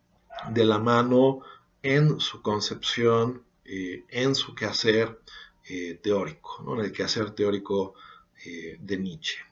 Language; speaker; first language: Spanish; native; Spanish